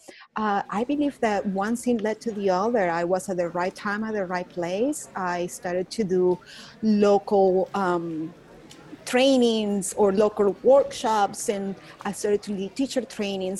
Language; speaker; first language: English; non-native, fluent; Spanish